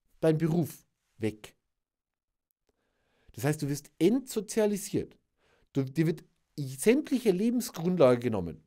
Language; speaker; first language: German; native; German